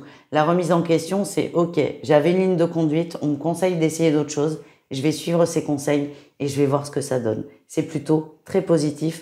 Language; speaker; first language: French; native; French